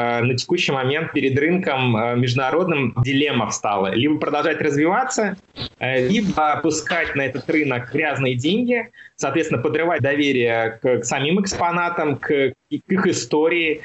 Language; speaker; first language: Russian; native; Russian